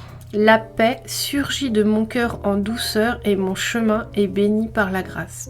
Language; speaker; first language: French; native; French